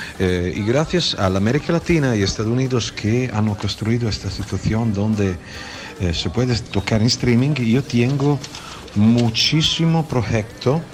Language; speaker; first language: Spanish; non-native, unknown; Italian